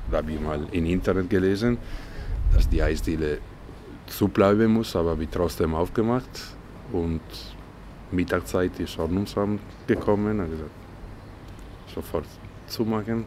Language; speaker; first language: German; non-native, learner; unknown